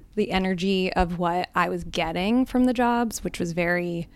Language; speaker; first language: English; early bilingual, other home language; Gujarati